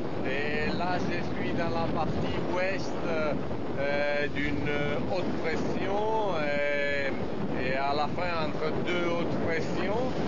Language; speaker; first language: French; non-native, fluent; Italian